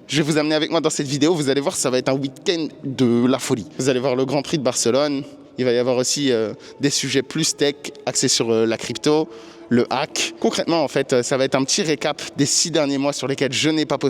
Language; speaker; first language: French; native; French